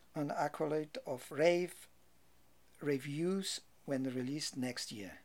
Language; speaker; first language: English; non-native, fluent; Polish